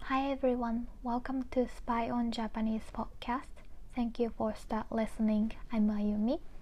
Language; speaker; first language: English; non-native, learner; Japanese